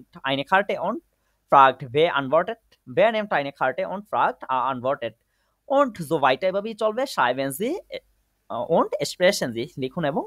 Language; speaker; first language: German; non-native, fluent; Bangla